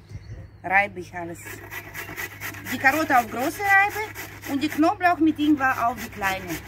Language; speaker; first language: German; non-native, fluent; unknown